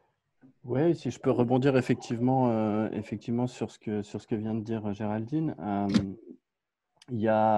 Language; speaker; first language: French; native; French